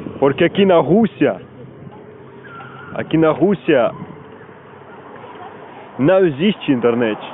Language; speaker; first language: Portuguese; non-native, learner; Spanish